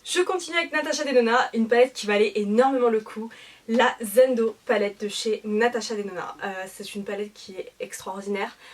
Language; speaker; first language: French; native; French